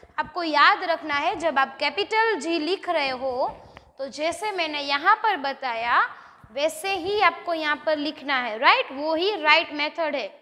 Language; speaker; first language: Hindi; non-native, local second language; Gujarati